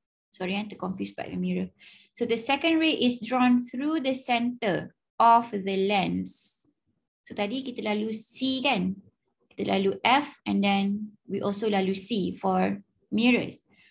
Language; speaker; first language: English; non-native, local second language; Malay